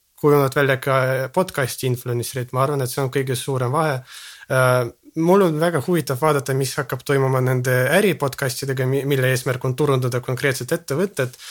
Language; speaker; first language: Estonian; non-native, local second language; Russian